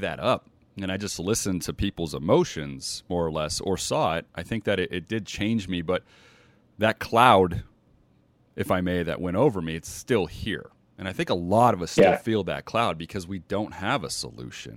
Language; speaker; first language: English; native; English